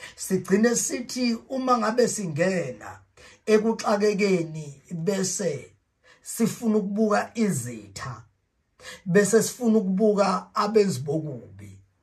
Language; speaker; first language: Zulu; native; Zulu